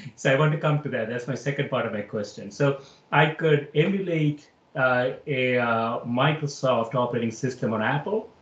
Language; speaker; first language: English; non-native, local second language; Malayalam